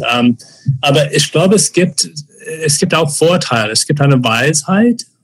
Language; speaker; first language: German; non-native, fluent; English